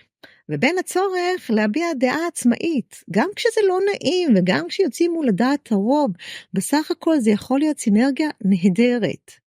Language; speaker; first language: Hebrew; native; Hebrew